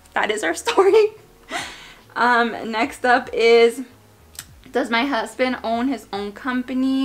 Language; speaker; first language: English; native; English